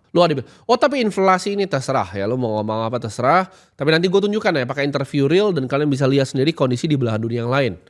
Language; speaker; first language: Indonesian; native; Indonesian